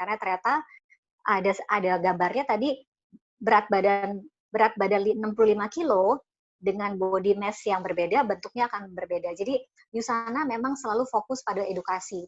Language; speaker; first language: Indonesian; native; Indonesian